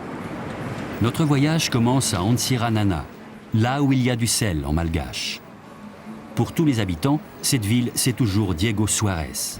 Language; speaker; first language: French; native; French